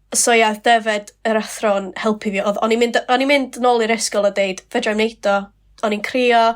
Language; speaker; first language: Welsh; non-native, local second language; English